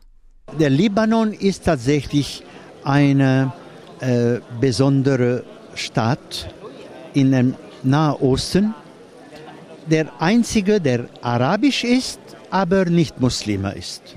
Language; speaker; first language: German; non-native, fluent; Arabic